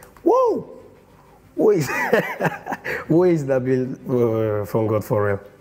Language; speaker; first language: English; non-native, local second language; French